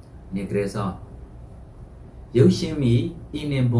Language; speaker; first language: Korean; non-native, fluent; Burmese